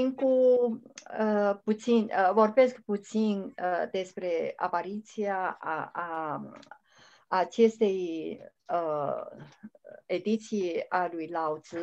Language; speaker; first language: Romanian; non-native, fluent; Chinese